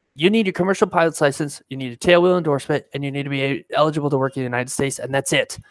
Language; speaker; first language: English; native; English